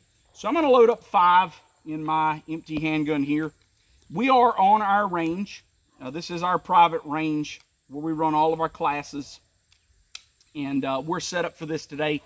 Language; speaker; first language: English; native; English